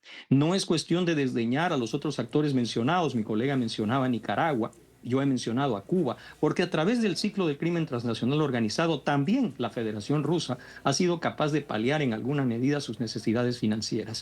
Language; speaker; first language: Spanish; native; Spanish